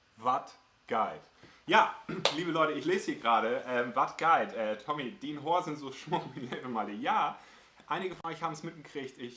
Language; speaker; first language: German; native; German